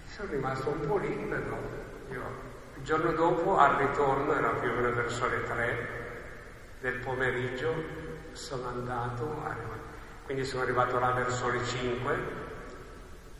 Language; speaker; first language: Italian; native; Italian